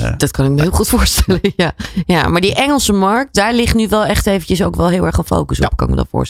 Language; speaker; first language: Dutch; native; Dutch